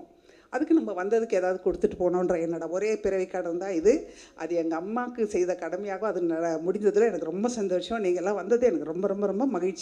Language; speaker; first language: Tamil; native; Tamil